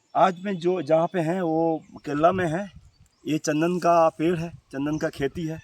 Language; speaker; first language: Hindi; non-native, local second language; Bangla